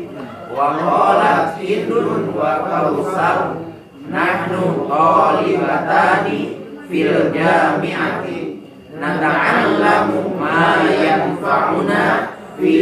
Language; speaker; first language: Arabic; non-native, learner; Indonesian